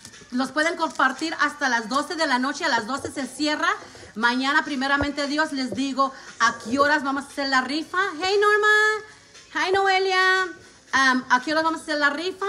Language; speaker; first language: Spanish; early bilingual, heritage; Spanish